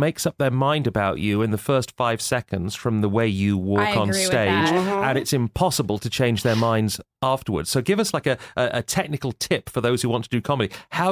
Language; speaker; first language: English; native; English